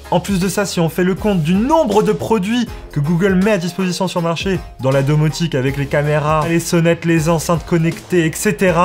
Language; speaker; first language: French; native; French